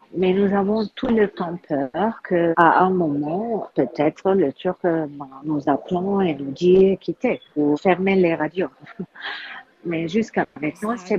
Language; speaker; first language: French; non-native, learner; Arabic